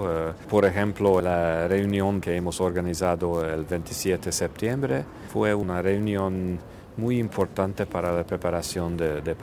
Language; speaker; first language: Spanish; non-native, fluent; Hungarian